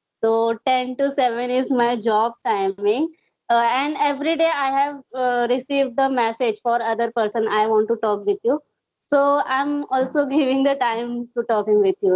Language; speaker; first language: English; non-native, learner; Hindi